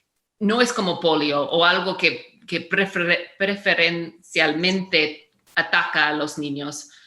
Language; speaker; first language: Spanish; non-native, fluent; English